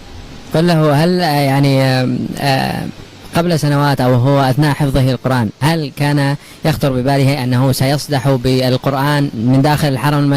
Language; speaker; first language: Arabic; native; Arabic